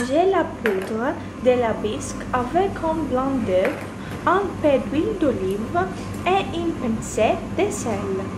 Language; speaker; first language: French; non-native, learner; Greek